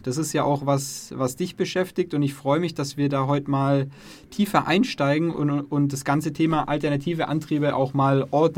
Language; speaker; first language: German; native; German